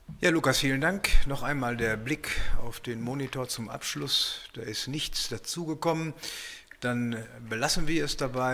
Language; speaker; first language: German; native; German